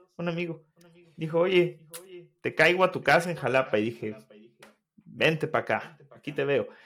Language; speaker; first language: Spanish; native; Spanish